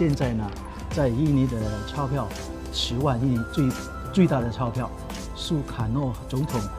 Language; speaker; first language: Chinese; early bilingual, heritage; Chinese